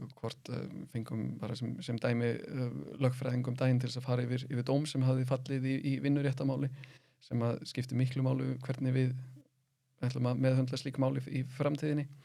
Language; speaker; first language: Icelandic; early bilingual, other home language; German